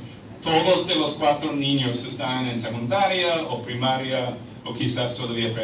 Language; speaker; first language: Spanish; non-native, fluent; English